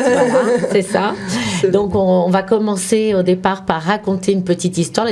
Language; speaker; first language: French; native; French